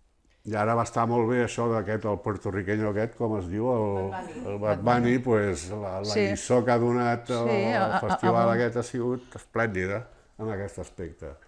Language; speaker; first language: Catalan; early bilingual, heritage; Catalan